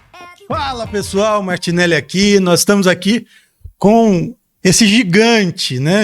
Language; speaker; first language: Portuguese; native; Portuguese